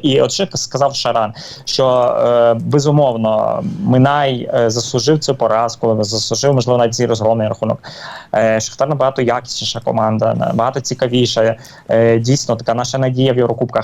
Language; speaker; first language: Ukrainian; native; Ukrainian